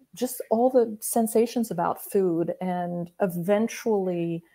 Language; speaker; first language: English; native; English